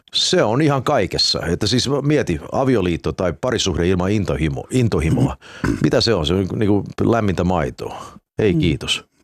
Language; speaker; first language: Finnish; early bilingual, heritage; Finnish